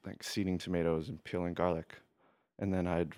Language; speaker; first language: English; native; English